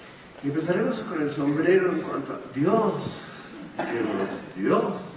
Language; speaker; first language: Spanish; native; Spanish